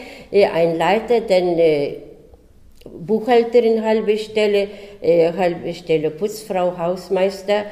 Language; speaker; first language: German; early bilingual, heritage; German